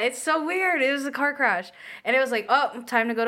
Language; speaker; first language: English; native; English